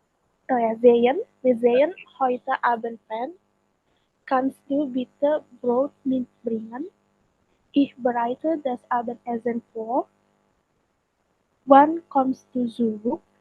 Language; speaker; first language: German; non-native, learner; Indonesian